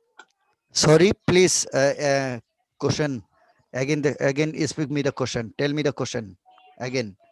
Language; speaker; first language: English; non-native, learner; Bangla